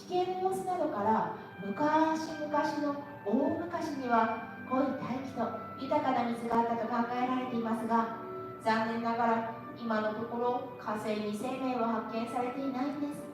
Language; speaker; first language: Japanese; native; Japanese